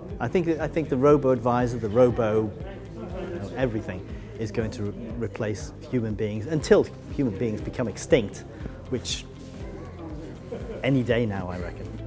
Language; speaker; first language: English; native; English